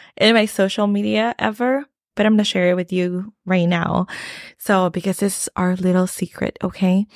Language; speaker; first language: English; non-native, local second language; Filipino